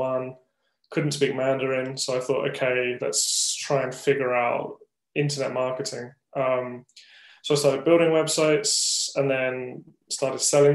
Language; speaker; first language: English; native; English